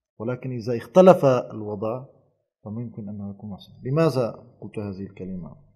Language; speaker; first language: Arabic; non-native, fluent; Turkish